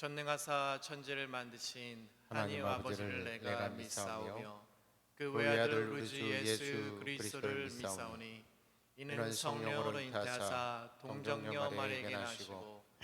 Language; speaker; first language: Korean; native; Korean